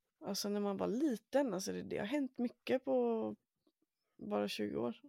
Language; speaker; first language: Swedish; native; Swedish